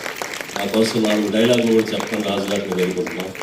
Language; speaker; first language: Telugu; native; Telugu